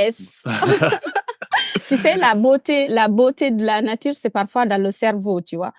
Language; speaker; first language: French; non-native, local second language; Fula